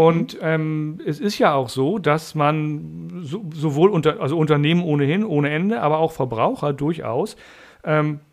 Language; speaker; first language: German; native; German